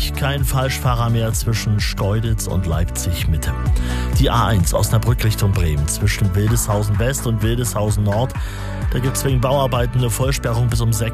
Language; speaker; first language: German; native; German